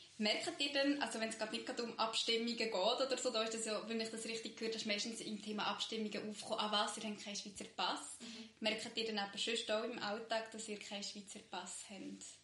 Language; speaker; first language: German; native; German